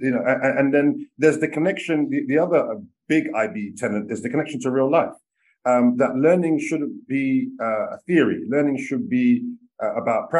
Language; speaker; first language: English; native; English